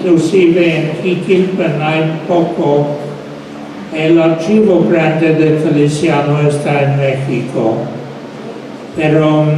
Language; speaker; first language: Spanish; non-native, fluent; English